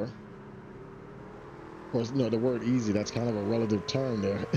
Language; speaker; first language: English; native; English